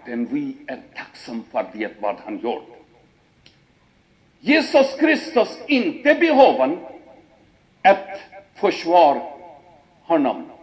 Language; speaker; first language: Swedish; non-native, fluent; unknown